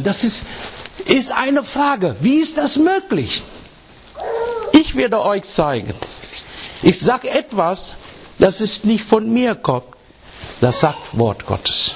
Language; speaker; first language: German; non-native, fluent; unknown